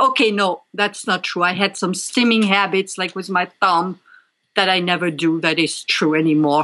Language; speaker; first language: English; non-native, fluent; French